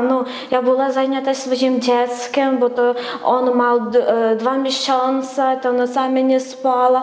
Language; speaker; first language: Polish; non-native, learner; Ukrainian